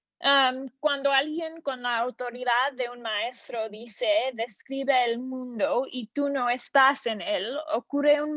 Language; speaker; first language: Spanish; non-native, learner; English